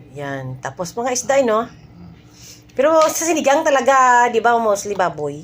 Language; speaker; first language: Filipino; native; Filipino